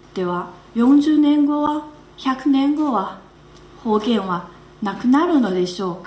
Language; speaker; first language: Japanese; non-native, fluent; Chinese